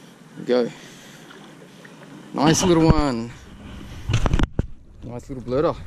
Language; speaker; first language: English; native; English